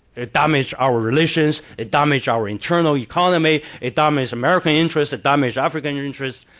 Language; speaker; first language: English; non-native, fluent; Chinese